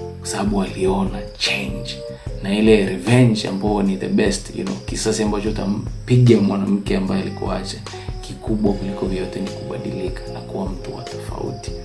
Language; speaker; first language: Swahili; native; Swahili